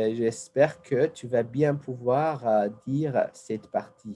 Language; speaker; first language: French; non-native, fluent; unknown